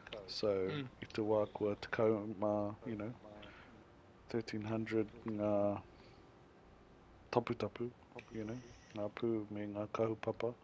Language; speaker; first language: Māori; non-native, local second language; English